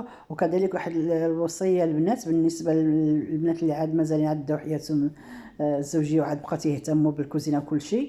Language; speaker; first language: Arabic; native; Arabic